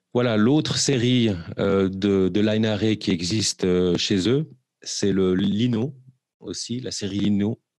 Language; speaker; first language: French; native; French